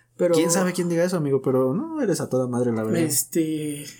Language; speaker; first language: Spanish; native; Spanish